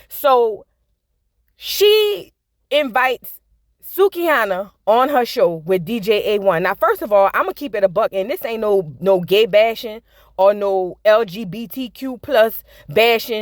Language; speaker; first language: English; native; English